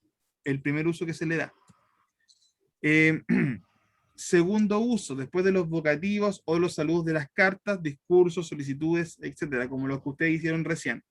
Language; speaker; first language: Spanish; native; Spanish